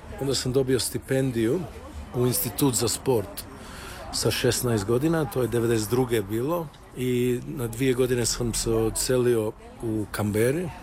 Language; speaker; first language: Croatian; early bilingual, heritage; Croatian